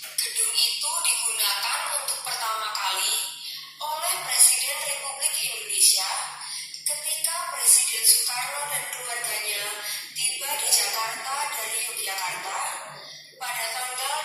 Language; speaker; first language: Indonesian; non-native, learner; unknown